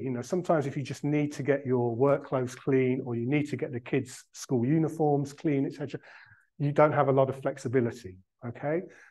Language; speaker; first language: English; native; English